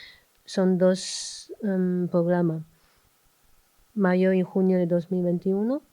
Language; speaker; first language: Spanish; non-native, learner; Chinese